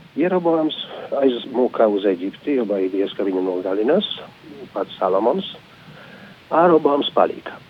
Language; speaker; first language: Latvian; non-native, fluent; Polish